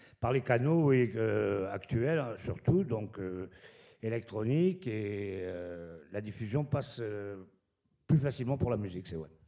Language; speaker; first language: French; native; French